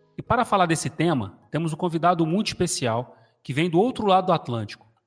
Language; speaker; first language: Portuguese; native; Portuguese